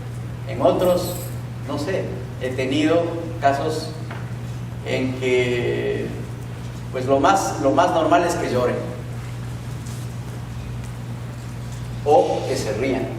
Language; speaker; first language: Spanish; native; Spanish